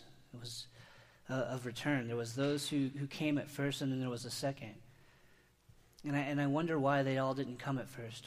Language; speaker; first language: English; native; English